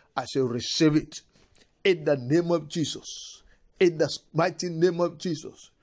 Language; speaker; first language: English; non-native, local second language; Yoruba